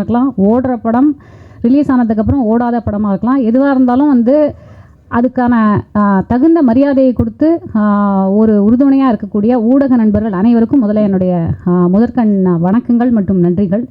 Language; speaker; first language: Tamil; native; Tamil